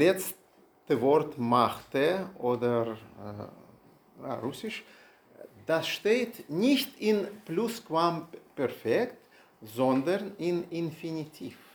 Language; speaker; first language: German; non-native, learner; Russian